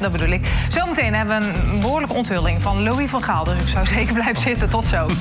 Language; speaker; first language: Dutch; native; Dutch